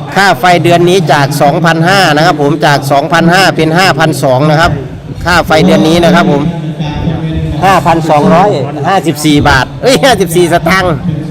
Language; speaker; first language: Thai; native; Thai